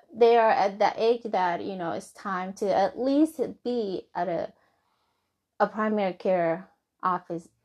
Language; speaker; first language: English; non-native, fluent; Somali